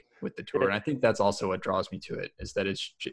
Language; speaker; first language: English; native; English